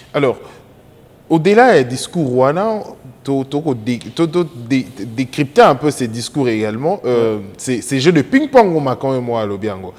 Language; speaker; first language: French; non-native, local second language; Lingala